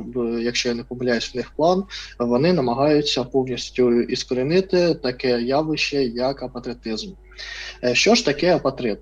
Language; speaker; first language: Ukrainian; non-native, fluent; Russian